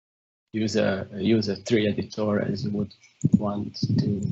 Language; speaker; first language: English; non-native, fluent; Hungarian